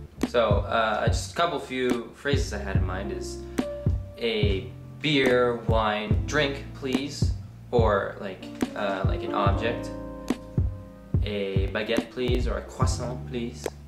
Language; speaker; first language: English; native; English